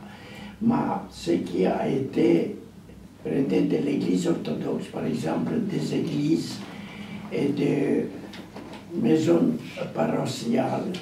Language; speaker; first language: French; non-native, learner; Romanian